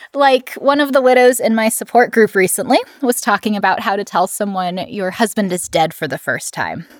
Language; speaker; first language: English; native; English